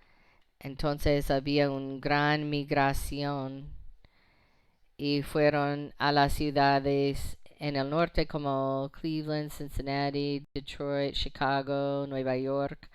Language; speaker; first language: Spanish; non-native, fluent; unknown